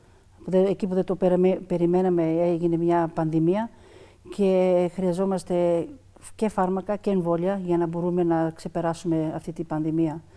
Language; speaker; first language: Greek; early bilingual, other home language; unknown